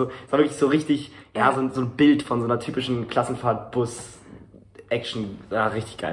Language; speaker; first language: German; native; German